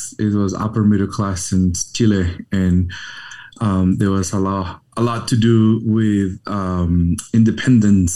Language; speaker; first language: English; non-native, fluent; Spanish